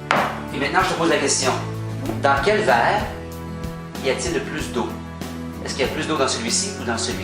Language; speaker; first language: French; native; French